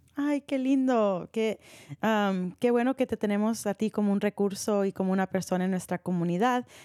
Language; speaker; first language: Spanish; early bilingual, heritage; Spanish